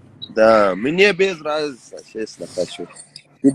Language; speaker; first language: Russian; non-native, learner; Persian